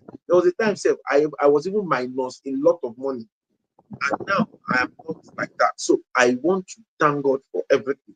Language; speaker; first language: English; non-native, local second language; Yoruba